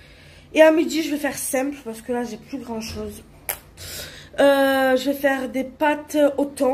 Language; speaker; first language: French; native; French